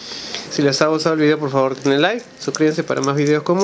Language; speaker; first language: Spanish; native; Spanish